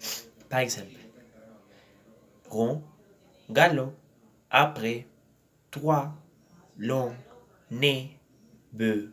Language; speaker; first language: French; non-native, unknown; Spanish